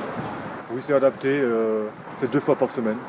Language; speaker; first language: French; non-native, fluent; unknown